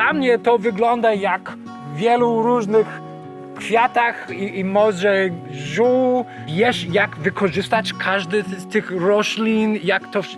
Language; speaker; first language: Polish; non-native, learner; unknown